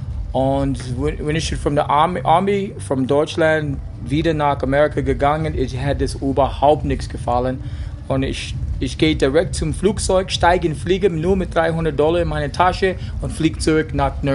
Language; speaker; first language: German; non-native, learner; English